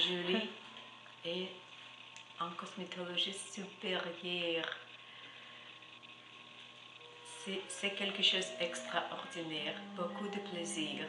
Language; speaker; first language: French; non-native, learner; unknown